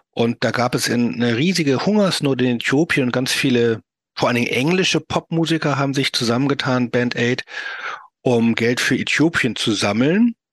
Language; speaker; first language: German; native; German